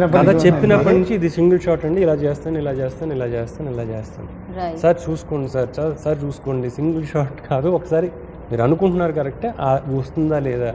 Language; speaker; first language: Telugu; native; Telugu